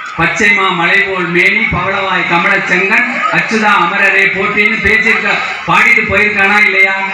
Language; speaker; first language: Tamil; non-native, local second language; Telugu